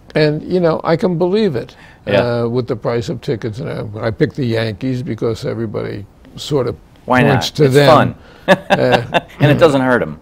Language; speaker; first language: English; native; English